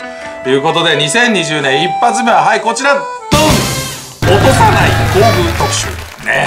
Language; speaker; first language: Japanese; native; Japanese